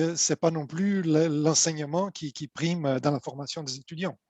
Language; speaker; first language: French; non-native, fluent; Portuguese